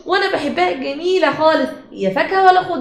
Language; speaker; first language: Arabic; native; Arabic